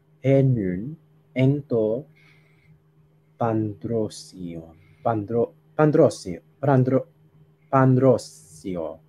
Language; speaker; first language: Greek; non-native, learner; Spanish